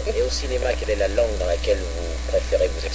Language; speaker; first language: French; native; French